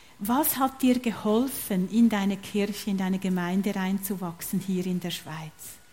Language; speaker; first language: German; native; German